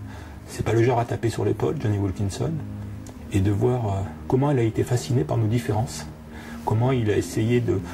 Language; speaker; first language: French; native; French